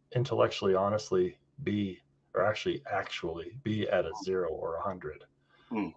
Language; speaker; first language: English; native; English